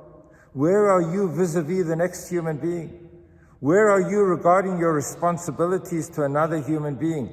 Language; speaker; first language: English; native; English